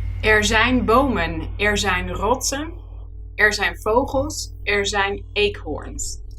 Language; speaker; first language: Dutch; non-native, learner; Spanish